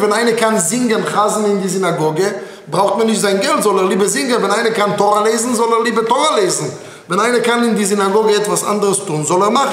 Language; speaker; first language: German; non-native, fluent; Hebrew